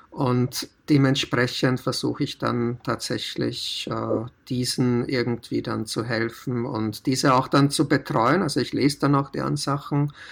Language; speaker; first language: German; early bilingual, other home language; Czech